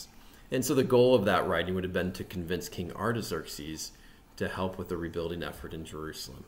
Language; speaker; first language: English; native; English